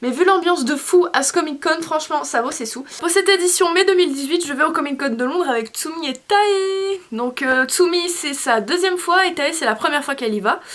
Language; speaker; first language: French; native; French